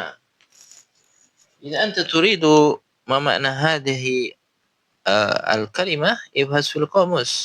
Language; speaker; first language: Arabic; non-native, fluent; Indonesian